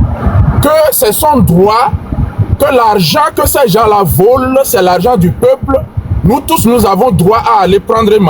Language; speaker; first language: French; non-native, local second language; Ewe